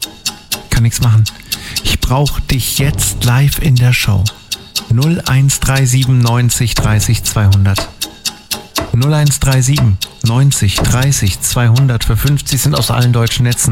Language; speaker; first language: German; native; German